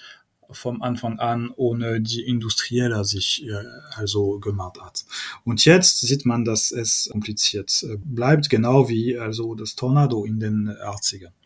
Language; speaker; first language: German; non-native, fluent; French